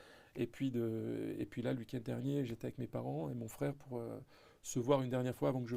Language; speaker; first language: French; native; French